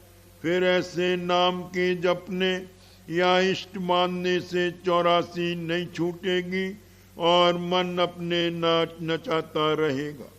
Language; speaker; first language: Hindi; native; Hindi